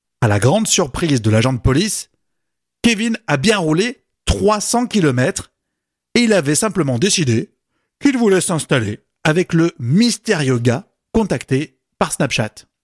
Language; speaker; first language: French; native; French